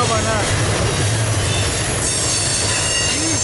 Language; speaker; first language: English; native; English